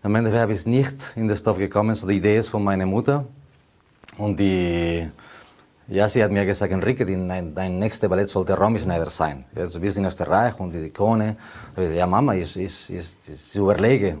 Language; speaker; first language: German; non-native, learner; Spanish